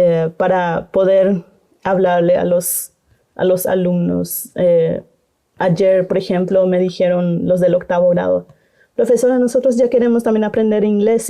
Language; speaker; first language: Spanish; non-native, local second language; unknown